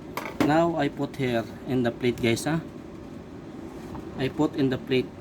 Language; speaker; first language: English; non-native, learner; Filipino